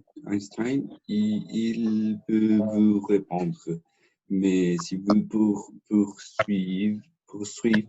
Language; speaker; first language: French; non-native, learner; Spanish